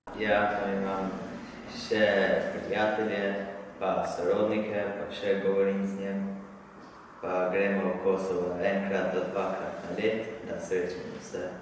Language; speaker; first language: Slovenian; early bilingual, other home language; Albanian